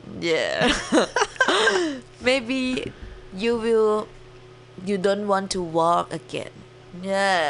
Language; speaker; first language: English; non-native, learner; Thai